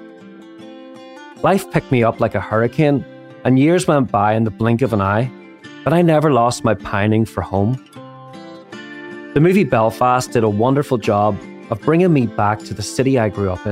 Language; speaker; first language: English; native; English